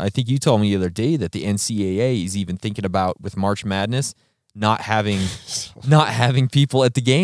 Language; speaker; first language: English; native; English